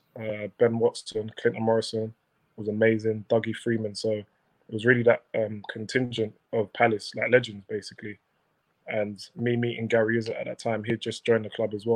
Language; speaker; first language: English; native; English